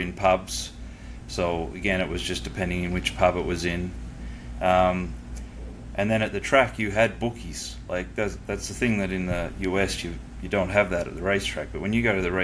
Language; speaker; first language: English; native; English